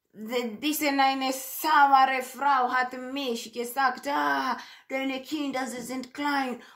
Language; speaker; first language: German; non-native, learner; Swahili